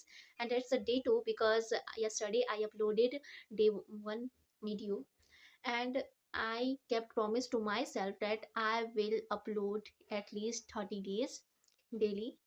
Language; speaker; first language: English; non-native, learner; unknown